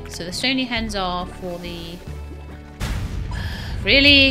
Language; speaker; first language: English; native; English